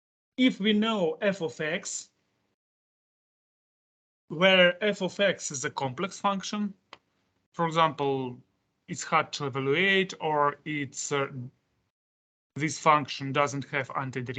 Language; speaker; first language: English; non-native, fluent; Russian